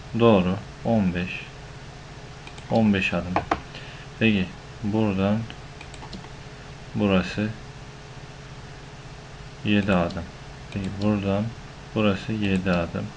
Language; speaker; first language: Turkish; native; Turkish